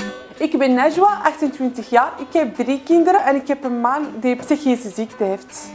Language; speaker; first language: Dutch; non-native, fluent; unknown